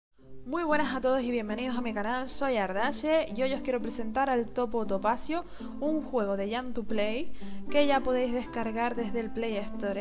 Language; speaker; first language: Spanish; native; Spanish